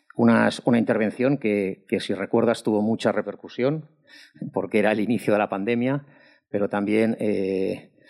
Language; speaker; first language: Spanish; non-native, local second language; Catalan